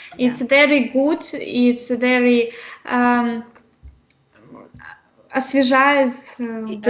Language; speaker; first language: English; non-native, learner; Russian